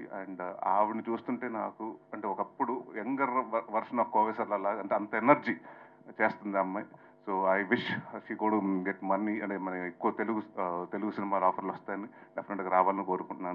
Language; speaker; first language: Telugu; native; Telugu